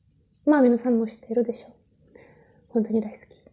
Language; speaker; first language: Japanese; non-native, learner; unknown